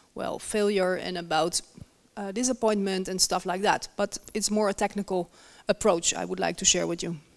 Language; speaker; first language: English; non-native, fluent; Dutch